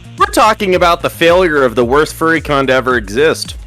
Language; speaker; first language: English; native; English